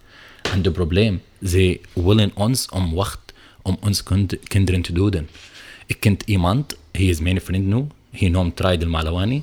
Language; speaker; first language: Dutch; non-native, learner; Arabic